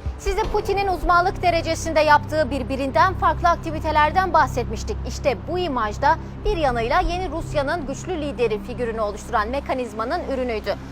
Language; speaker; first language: Turkish; native; Turkish